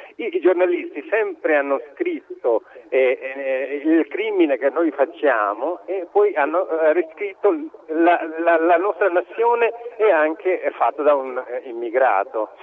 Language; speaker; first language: Italian; non-native, fluent; Urdu